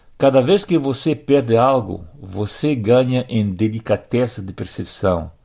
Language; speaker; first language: Portuguese; non-native, fluent; French